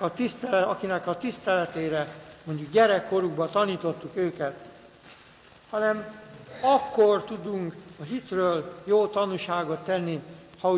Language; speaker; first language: Hungarian; native; Hungarian